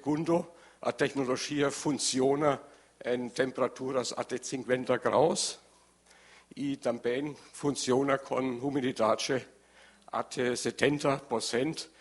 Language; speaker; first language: Portuguese; non-native, learner; German